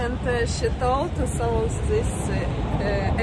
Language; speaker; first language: English; non-native, learner; Russian